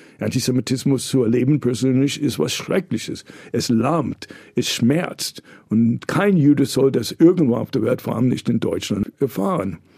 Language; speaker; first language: German; non-native, fluent; English